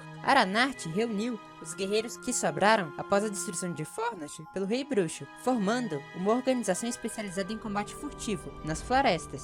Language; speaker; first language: Portuguese; native; Portuguese